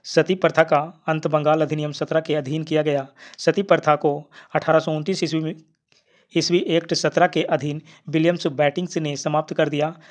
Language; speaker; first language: Hindi; native; Hindi